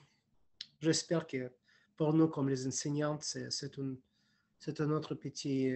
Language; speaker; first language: French; non-native, fluent; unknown